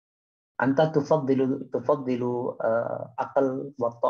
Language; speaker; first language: Arabic; non-native, fluent; Indonesian